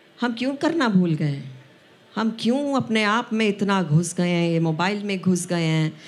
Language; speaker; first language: Hindi; non-native, local second language; Punjabi